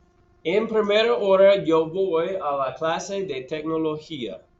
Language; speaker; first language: Spanish; non-native, fluent; English